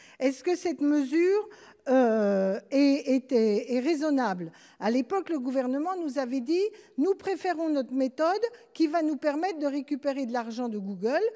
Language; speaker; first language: French; native; French